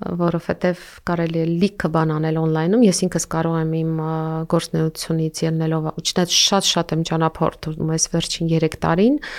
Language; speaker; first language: Armenian; native; Armenian